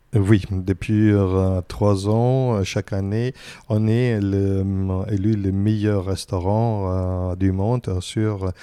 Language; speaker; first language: French; non-native, fluent; German